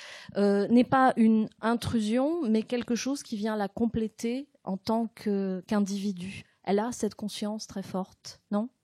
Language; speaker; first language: French; native; French